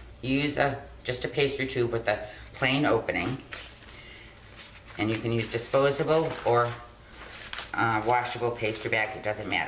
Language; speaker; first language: English; native; English